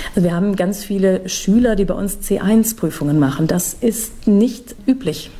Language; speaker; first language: German; native; German